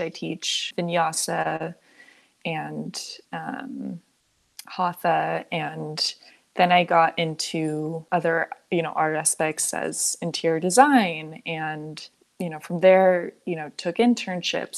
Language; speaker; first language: English; native; English